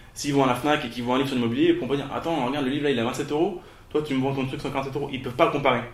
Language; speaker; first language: French; native; French